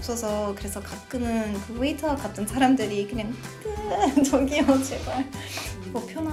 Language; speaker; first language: Korean; non-native, fluent; French